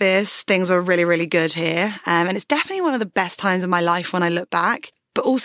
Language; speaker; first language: English; native; English